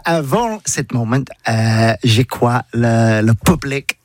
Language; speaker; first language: French; non-native, learner; English